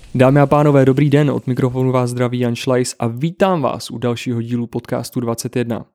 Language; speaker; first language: Czech; native; Czech